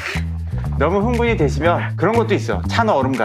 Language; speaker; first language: Korean; native; Korean